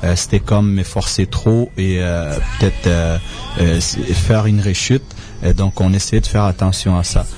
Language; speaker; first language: French; native; French